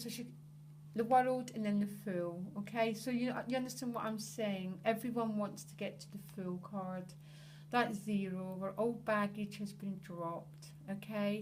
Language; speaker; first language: English; native; English